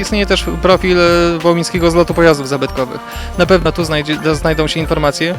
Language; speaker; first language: Polish; native; Polish